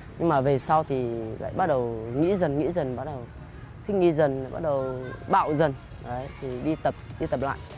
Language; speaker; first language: Vietnamese; non-native, local second language; Hmong